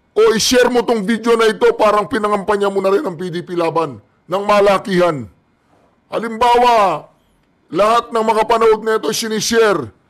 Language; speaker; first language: Filipino; native; Filipino